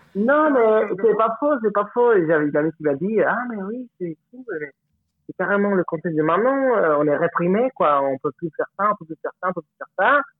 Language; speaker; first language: French; non-native, fluent; Spanish